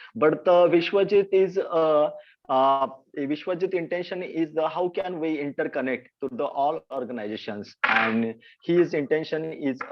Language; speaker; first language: English; non-native, local second language; Marathi